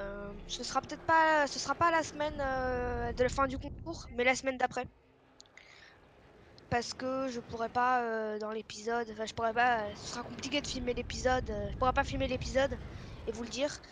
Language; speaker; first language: French; native; French